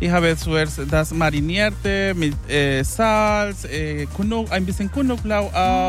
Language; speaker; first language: German; non-native, fluent; Spanish